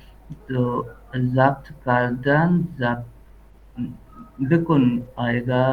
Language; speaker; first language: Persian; non-native, learner; Urdu